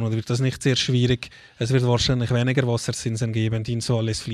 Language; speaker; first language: German; native; German